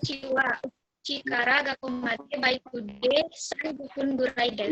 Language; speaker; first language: Japanese; non-native, learner; Indonesian